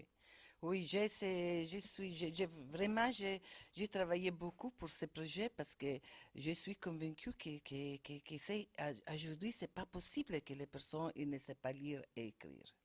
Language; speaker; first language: French; non-native, fluent; Italian